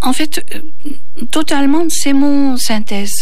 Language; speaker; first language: French; non-native, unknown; Turkish